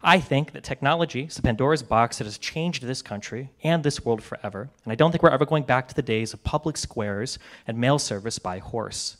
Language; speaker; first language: English; native; English